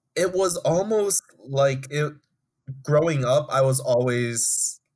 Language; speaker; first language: English; native; English